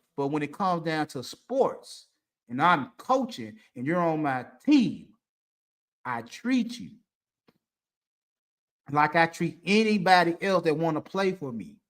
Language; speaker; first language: English; native; English